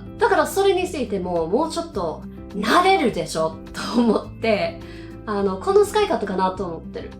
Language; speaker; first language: Japanese; non-native, learner; English